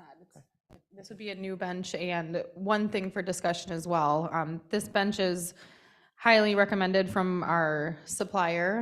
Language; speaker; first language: English; native; English